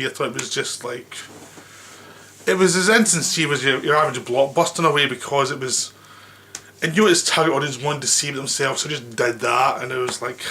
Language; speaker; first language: English; native; English